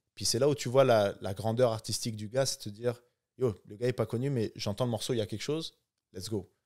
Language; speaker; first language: French; non-native, local second language; Arabic